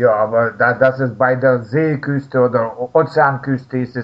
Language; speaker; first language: German; non-native, learner; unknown